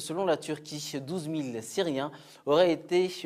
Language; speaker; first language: French; non-native, local second language; Malagasy